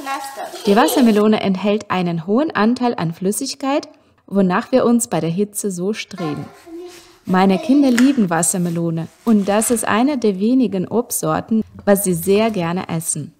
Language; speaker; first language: German; non-native, fluent; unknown